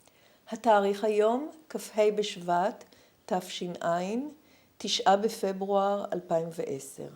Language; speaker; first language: Hebrew; native; Hebrew